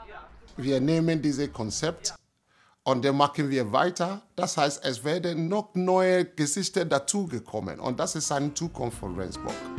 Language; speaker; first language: German; non-native, fluent; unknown